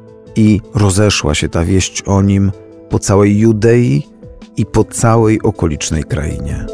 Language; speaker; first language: Polish; native; Polish